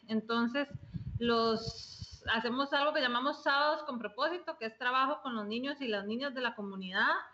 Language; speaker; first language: Spanish; native; Spanish